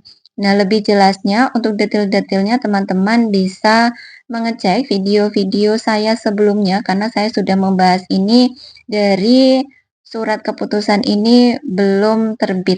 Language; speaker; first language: Indonesian; native; Indonesian